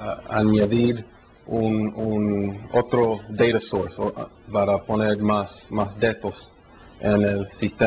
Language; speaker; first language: Spanish; early bilingual, heritage; Spanish